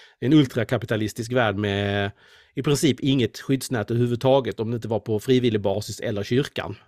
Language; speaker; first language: Swedish; native; Swedish